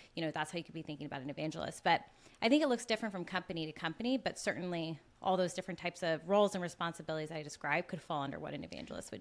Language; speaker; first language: English; native; English